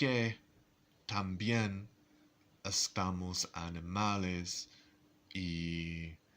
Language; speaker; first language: Spanish; non-native, learner; English